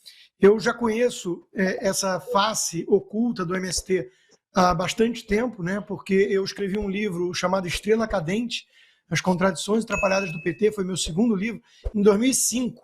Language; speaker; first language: Portuguese; native; Portuguese